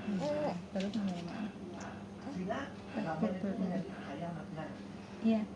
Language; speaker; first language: Indonesian; native; Indonesian